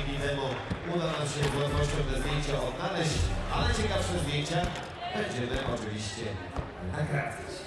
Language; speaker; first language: Polish; native; Polish